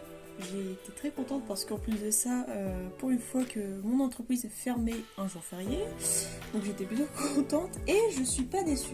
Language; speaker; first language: French; native; French